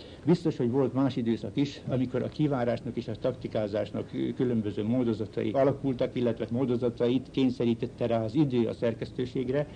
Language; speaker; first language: Hungarian; native; Hungarian